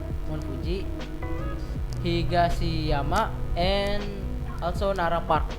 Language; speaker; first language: English; non-native, learner; Indonesian